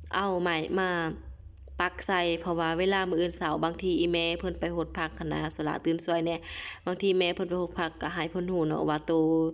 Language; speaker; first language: Lao; non-native, local second language; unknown